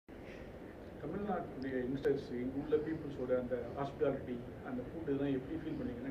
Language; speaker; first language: Tamil; native; Tamil